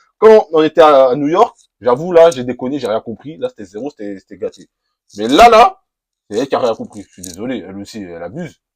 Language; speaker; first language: French; native; French